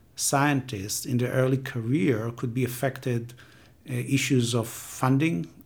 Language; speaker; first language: English; non-native, fluent; Hebrew